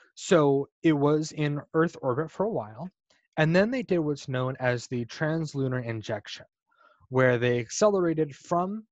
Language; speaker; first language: English; native; English